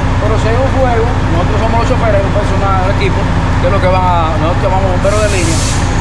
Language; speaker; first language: Spanish; native; Spanish